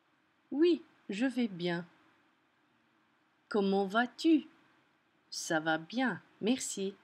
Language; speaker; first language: French; non-native, fluent; English